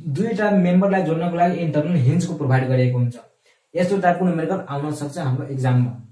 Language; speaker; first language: Nepali; non-native, local second language; Maithili